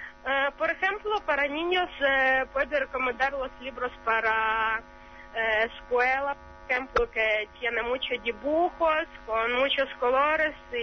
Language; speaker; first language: Spanish; non-native, learner; Ukrainian